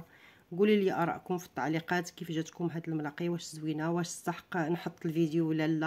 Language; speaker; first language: Arabic; native; Arabic